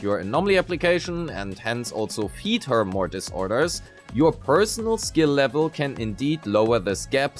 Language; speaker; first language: English; non-native, fluent; German